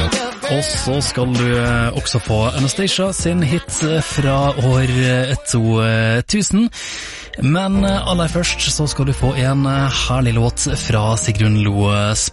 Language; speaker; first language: Norwegian; native; Norwegian